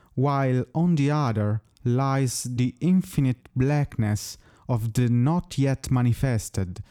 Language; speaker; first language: English; non-native, fluent; Italian